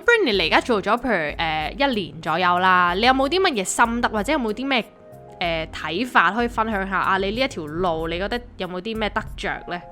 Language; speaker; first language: Cantonese; native; Cantonese